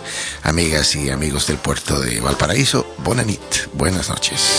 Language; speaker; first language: Spanish; native; Spanish